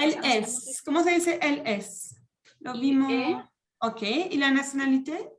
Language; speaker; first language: Spanish; non-native, fluent; French